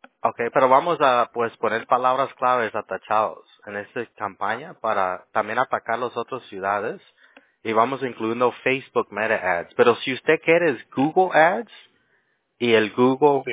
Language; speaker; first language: Spanish; early bilingual, heritage; Spanish